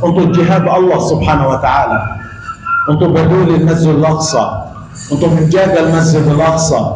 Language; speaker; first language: Indonesian; non-native, fluent; Arabic